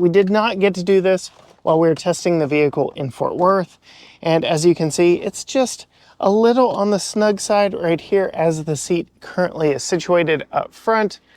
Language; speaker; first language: English; native; English